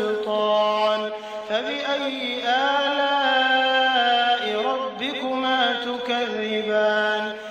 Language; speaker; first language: Arabic; native; Arabic